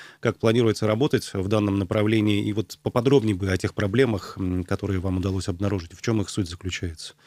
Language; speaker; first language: Russian; native; Russian